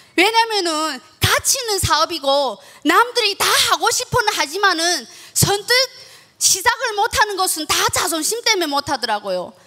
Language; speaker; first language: Korean; early bilingual, heritage; Korean